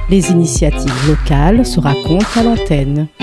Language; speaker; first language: French; native; French